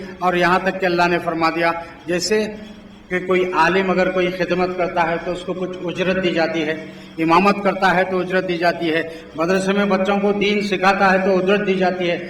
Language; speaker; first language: Urdu; native; Urdu